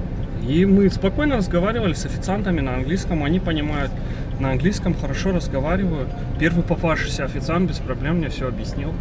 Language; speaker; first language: Russian; native; Russian